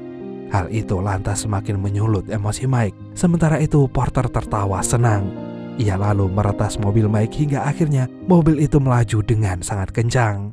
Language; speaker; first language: Indonesian; native; Indonesian